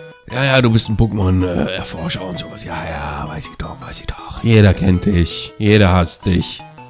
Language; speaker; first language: German; native; German